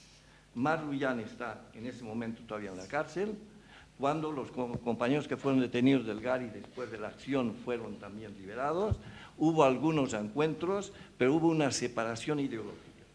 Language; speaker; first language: Spanish; native; Spanish